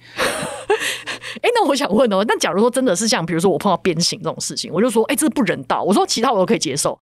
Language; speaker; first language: Chinese; native; Chinese